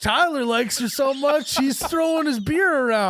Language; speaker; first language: English; native; English